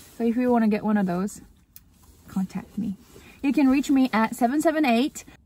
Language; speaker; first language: English; non-native, fluent; Japanese